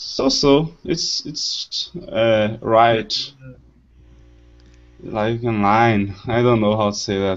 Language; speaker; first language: English; non-native, learner; Portuguese